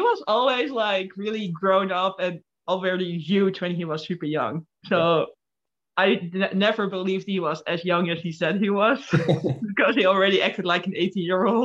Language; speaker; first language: English; non-native, fluent; Dutch